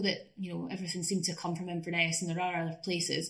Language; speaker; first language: English; native; English